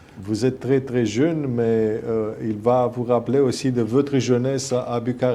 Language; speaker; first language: French; non-native, fluent; Romanian